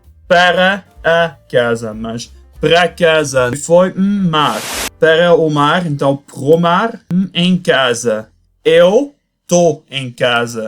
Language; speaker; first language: Portuguese; non-native, fluent; French